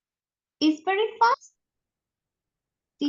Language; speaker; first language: English; non-native, learner; Spanish